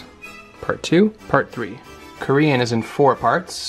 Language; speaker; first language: English; native; English